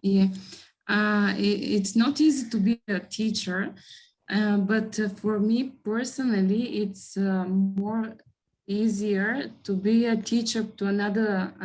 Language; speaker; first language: English; non-native, learner; Bulgarian